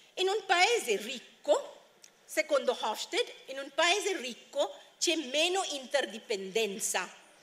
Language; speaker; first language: Italian; non-native, fluent; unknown